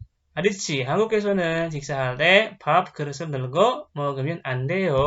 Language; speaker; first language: Korean; non-native, fluent; Indonesian